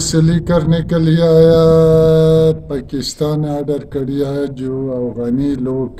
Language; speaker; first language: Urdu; non-native, learner; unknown